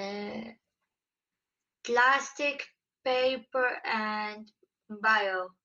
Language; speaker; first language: English; non-native, fluent; Polish